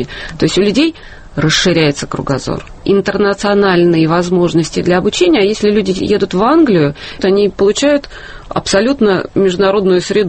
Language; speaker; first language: Russian; native; Russian